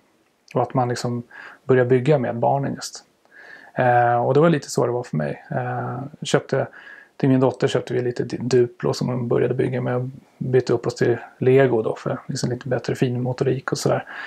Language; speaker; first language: Swedish; native; Swedish